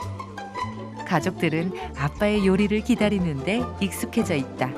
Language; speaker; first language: Korean; native; Korean